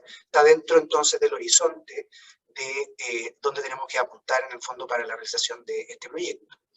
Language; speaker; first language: Spanish; native; Spanish